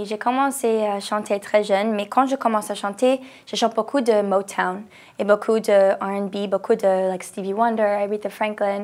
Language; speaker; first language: French; non-native, local second language; English